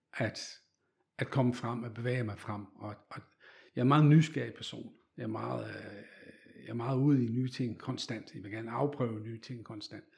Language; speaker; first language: Danish; non-native, fluent; Dutch